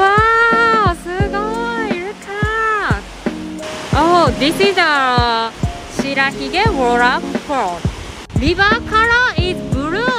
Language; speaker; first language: English; non-native, learner; Japanese